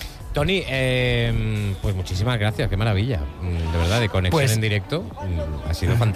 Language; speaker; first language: Spanish; native; Spanish